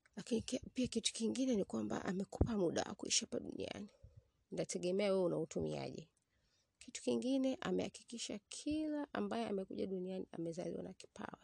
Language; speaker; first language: Swahili; native; Swahili